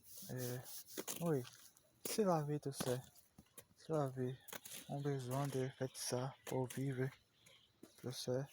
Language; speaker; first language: French; non-native, learner; Portuguese